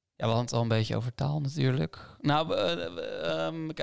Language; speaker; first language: Dutch; native; Dutch